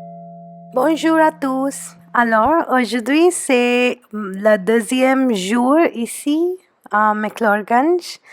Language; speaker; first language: French; non-native, fluent; Hindi